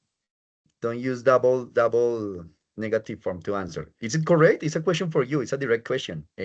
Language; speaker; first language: English; non-native, fluent; Spanish